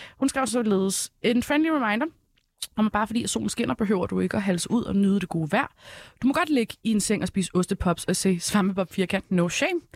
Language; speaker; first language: Danish; early bilingual, other home language; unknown